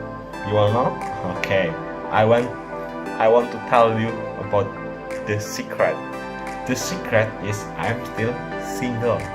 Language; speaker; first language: English; non-native, learner; Indonesian